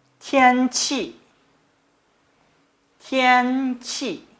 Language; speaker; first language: Chinese; non-native, fluent; Thai